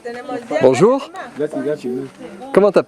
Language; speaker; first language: French; native; French